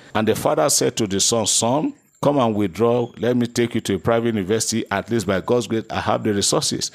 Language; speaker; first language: English; non-native, local second language; Yoruba